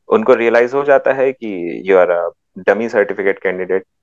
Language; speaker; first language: Hindi; native; Hindi